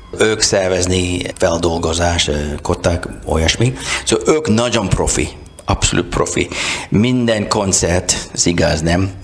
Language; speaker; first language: Hungarian; non-native, learner; English